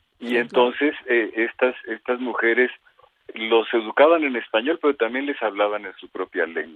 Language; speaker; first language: Spanish; native; Spanish